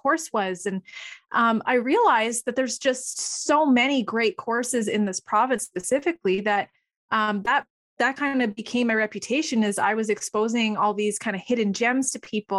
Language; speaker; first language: English; native; English